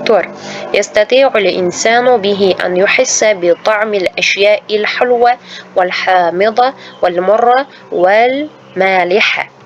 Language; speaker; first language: Arabic; non-native, fluent; Uzbek